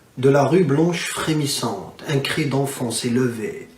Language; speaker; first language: French; non-native, local second language; Arabic